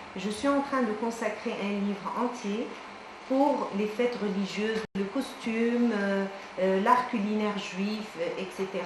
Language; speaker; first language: French; non-native, local second language; Arabic